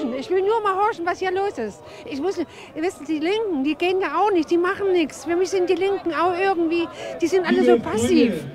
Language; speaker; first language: German; native; German